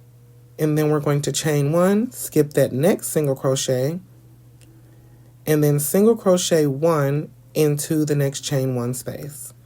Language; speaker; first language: English; native; English